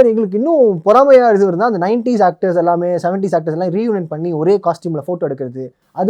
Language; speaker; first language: Tamil; native; Tamil